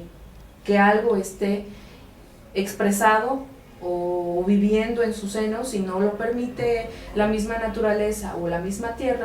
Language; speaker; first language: Spanish; native; Spanish